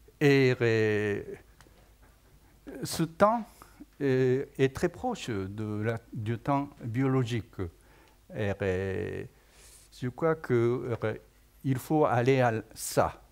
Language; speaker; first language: French; non-native, fluent; Japanese